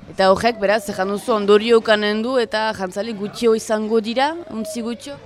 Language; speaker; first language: Basque; native; Basque